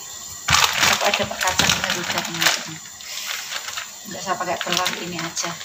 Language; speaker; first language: Indonesian; non-native, local second language; Javanese